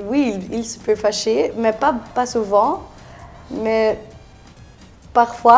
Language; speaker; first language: French; non-native, local second language; Dutch